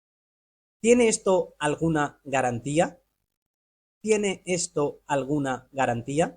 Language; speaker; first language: Spanish; non-native, fluent; Urdu